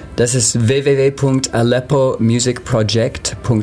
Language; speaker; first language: German; non-native, learner; English